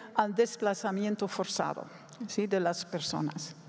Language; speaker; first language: Spanish; non-native, fluent; Dutch